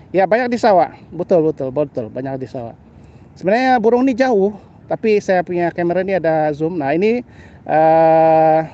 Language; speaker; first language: Malay; native; Malay